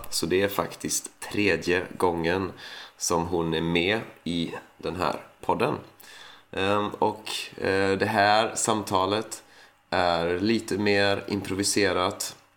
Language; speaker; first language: Swedish; native; Swedish